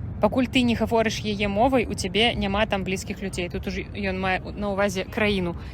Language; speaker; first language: Belarusian; non-native, local second language; Russian